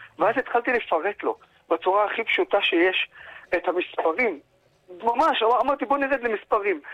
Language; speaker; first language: Hebrew; non-native, local second language; Arabic